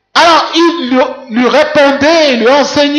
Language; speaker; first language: French; non-native, local second language; Lingala